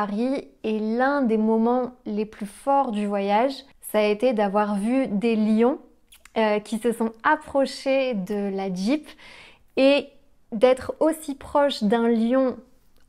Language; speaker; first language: French; native; French